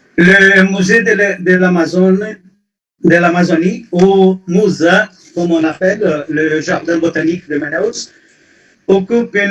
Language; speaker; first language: French; non-native, fluent; Portuguese